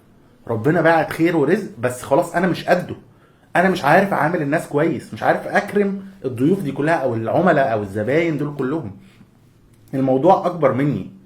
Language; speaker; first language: Arabic; native; Arabic